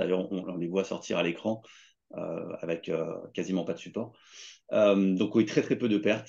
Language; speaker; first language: French; native; French